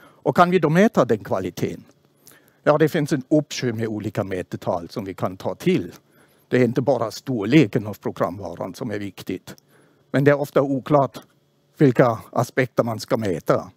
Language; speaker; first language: Swedish; non-native, fluent; German